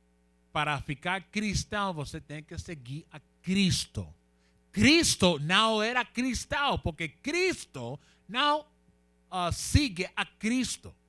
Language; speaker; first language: Portuguese; non-native, fluent; Spanish